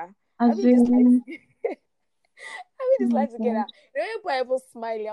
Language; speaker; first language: English; non-native, local second language; Yoruba